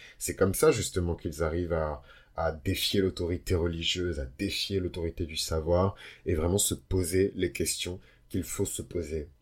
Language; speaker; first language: French; early bilingual, other home language; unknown